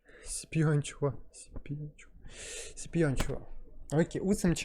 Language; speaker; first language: Korean; non-native, learner; Russian